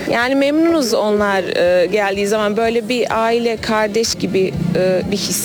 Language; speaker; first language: Turkish; non-native, fluent; Bosnian